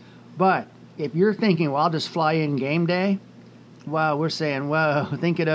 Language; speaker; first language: English; native; English